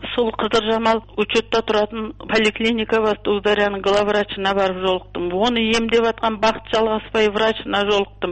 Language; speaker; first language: Kazakh; early bilingual, heritage; Kazakh